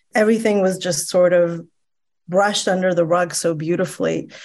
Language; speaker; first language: English; early bilingual, other home language; Persian